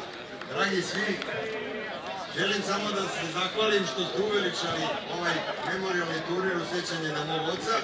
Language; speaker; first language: Croatian; native; Croatian